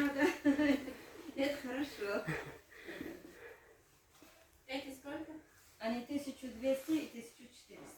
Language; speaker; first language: Russian; non-native, local second language; Chechen